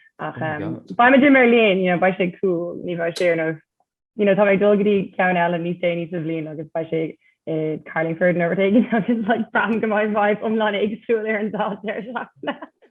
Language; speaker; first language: Irish; non-native, local second language; English